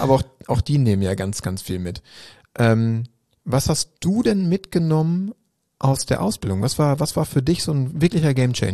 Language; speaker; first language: German; native; German